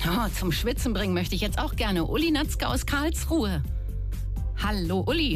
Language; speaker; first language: German; native; German